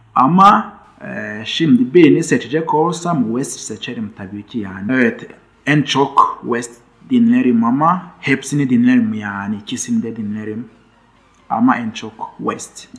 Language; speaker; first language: Turkish; non-native, fluent; Kinyarwanda